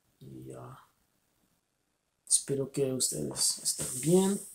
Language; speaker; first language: Spanish; non-native, learner; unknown